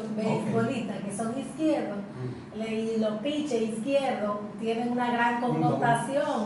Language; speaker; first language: Spanish; native; Spanish